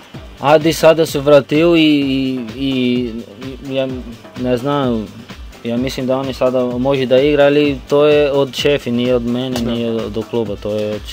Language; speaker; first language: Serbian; non-native, learner; Portuguese